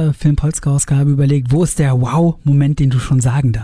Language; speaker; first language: German; native; German